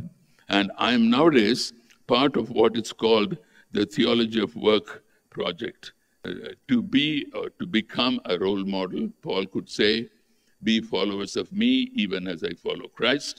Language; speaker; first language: English; non-native, local second language; Tamil